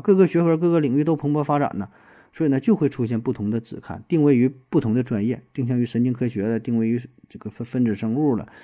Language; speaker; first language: Chinese; native; Chinese